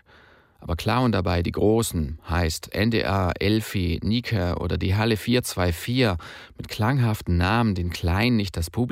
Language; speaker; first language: German; native; German